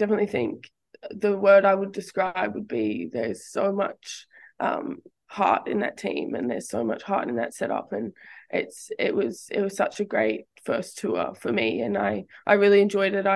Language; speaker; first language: English; native; English